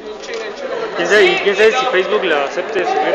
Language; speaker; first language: Spanish; native; Spanish